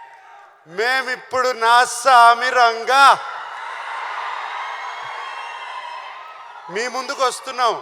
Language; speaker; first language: Telugu; native; Telugu